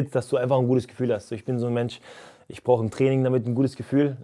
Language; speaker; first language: German; native; German